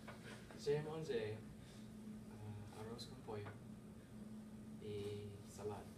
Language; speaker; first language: French; non-native, learner; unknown